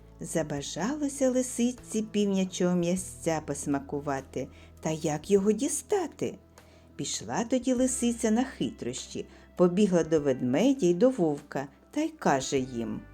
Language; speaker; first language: Ukrainian; native; Ukrainian